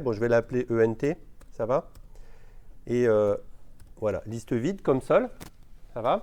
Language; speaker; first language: French; native; French